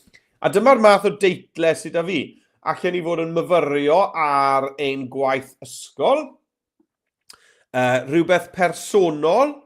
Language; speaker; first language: Welsh; native; Welsh